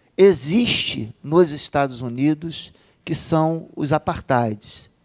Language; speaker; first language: Portuguese; native; Portuguese